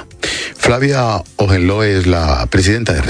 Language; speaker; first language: Spanish; native; Spanish